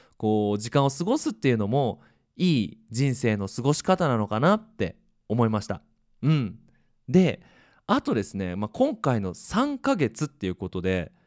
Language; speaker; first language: Japanese; native; Japanese